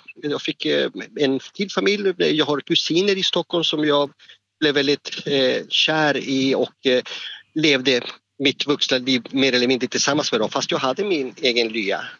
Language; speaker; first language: Swedish; non-native, fluent; Spanish